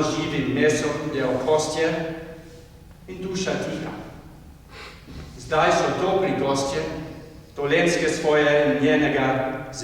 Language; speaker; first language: Slovenian; non-native, fluent; English